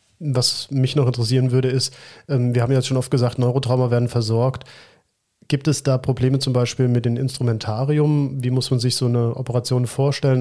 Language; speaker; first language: German; native; German